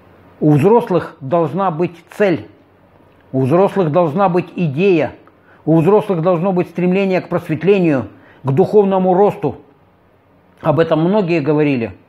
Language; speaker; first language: Russian; native; Russian